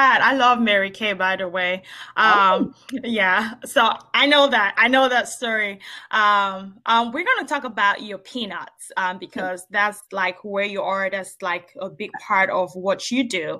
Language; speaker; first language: English; non-native, local second language; Yoruba